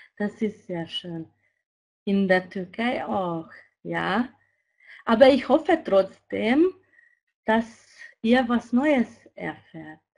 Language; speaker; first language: German; non-native, fluent; Hungarian